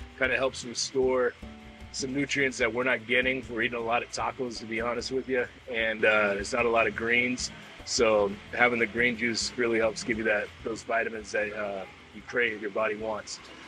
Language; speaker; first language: English; native; English